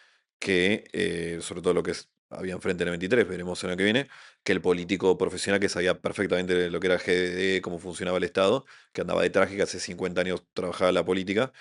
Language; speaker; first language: Spanish; native; Spanish